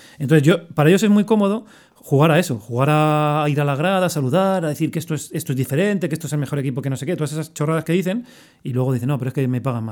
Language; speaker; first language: Spanish; native; Spanish